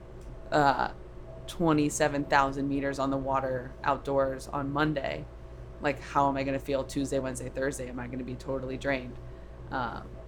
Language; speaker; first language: English; native; English